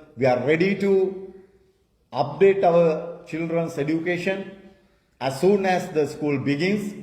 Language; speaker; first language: English; non-native, local second language; Sinhala